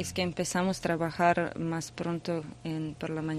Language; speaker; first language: Spanish; non-native, learner; Croatian